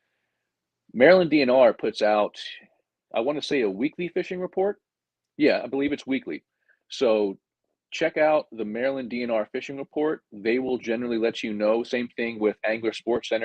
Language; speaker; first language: English; native; English